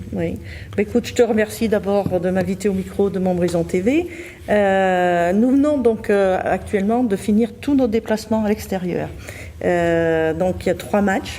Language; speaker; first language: French; native; French